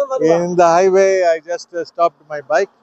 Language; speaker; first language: English; non-native, local second language; Tamil